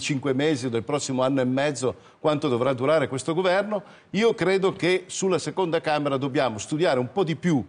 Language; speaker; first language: Italian; native; Italian